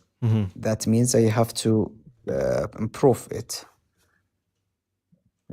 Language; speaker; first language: English; non-native, learner; Arabic